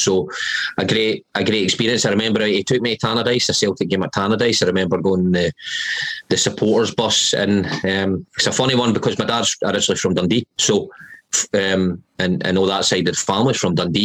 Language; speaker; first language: English; native; English